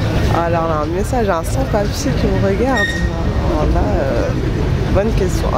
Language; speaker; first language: French; native; French